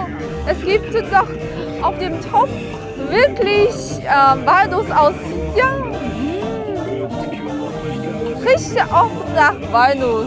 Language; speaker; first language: German; non-native, fluent; Chinese